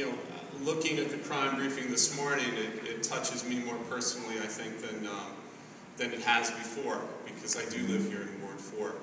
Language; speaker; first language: English; native; English